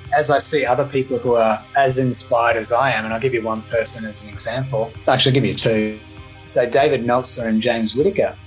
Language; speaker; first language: English; native; English